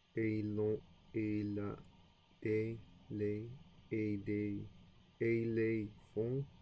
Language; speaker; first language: French; non-native, learner; English